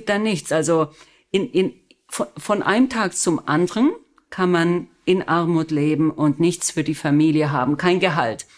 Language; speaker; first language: German; early bilingual, other home language; Spanish